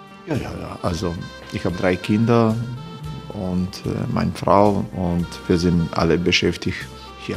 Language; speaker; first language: German; non-native, fluent; Croatian